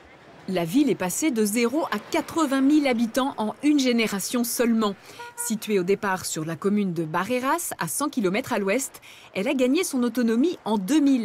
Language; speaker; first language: French; native; French